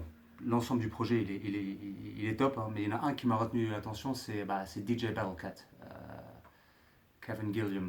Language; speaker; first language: French; native; French